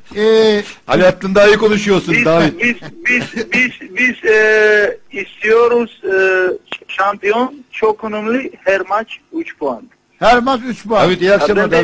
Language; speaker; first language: Turkish; non-native, learner; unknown